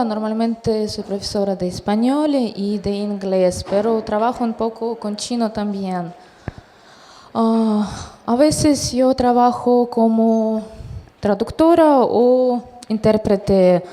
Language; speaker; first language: Spanish; non-native, fluent; Russian